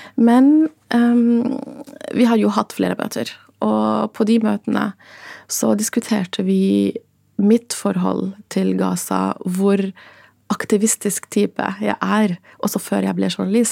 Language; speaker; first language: Norwegian; non-native, fluent; Arabic